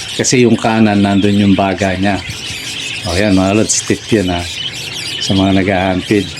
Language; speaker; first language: Filipino; native; Filipino